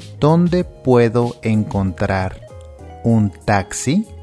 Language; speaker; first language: Spanish; non-native, fluent; English